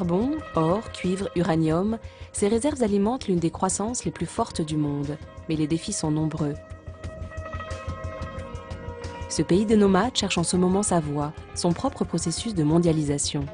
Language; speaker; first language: French; native; French